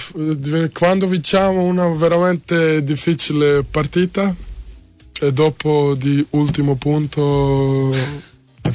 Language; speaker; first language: Italian; non-native, learner; Serbian